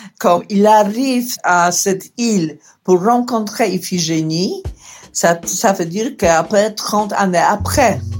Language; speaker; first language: French; non-native, learner; Polish